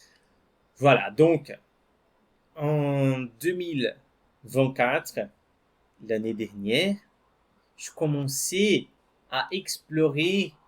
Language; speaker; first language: French; non-native, fluent; Portuguese